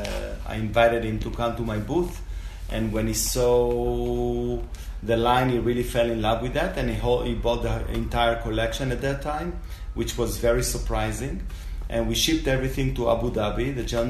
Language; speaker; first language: English; non-native, fluent; Spanish